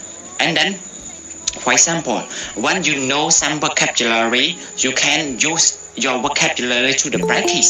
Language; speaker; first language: English; non-native, learner; Khmer